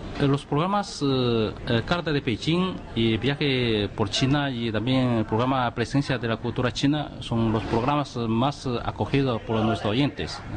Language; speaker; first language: Spanish; non-native, fluent; Chinese